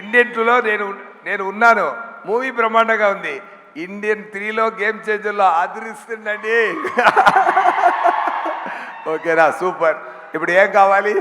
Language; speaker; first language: Telugu; non-native, learner; Tamil